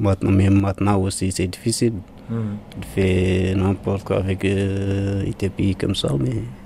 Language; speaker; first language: French; non-native, learner; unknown